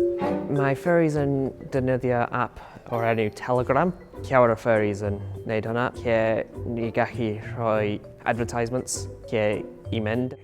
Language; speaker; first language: Welsh; non-native, local second language; English